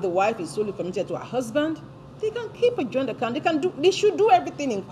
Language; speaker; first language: English; non-native, local second language; Yoruba